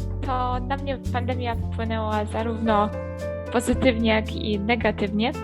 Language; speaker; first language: Polish; early bilingual, heritage; Polish